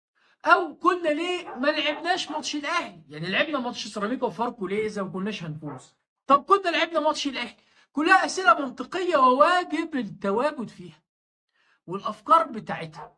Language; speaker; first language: Arabic; native; Arabic